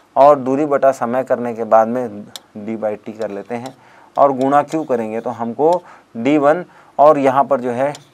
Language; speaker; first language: Hindi; native; Hindi